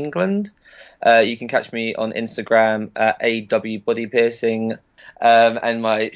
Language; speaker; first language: English; native; English